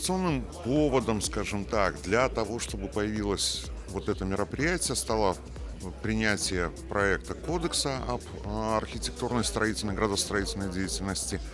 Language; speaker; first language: Russian; native; Russian